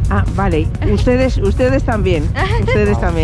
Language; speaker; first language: Spanish; native; Spanish